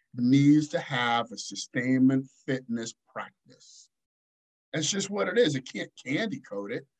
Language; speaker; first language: English; native; English